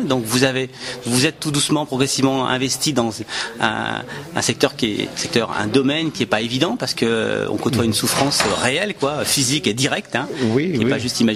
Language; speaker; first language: French; native; French